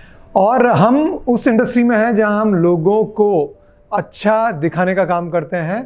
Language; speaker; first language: Hindi; native; Hindi